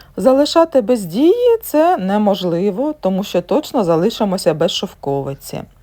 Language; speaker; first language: Ukrainian; native; Ukrainian